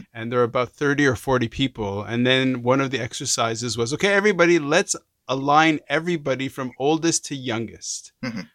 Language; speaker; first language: English; native; English